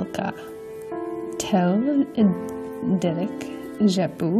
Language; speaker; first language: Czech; non-native, learner; English